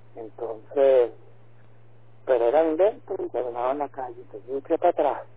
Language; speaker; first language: Spanish; native; Spanish